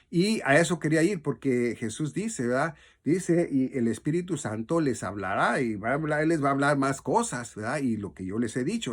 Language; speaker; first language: Spanish; native; Spanish